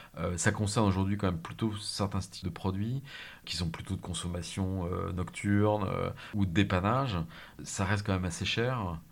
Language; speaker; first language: French; native; French